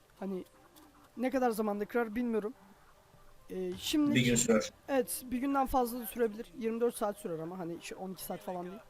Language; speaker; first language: Turkish; native; Turkish